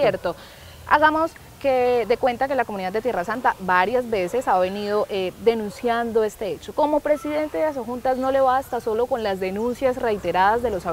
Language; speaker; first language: Spanish; native; Spanish